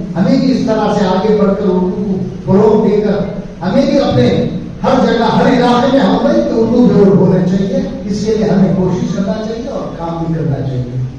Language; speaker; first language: Urdu; native; Urdu